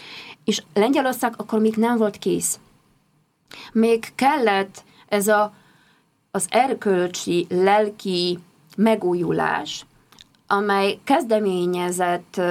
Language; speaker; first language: Hungarian; non-native, fluent; Polish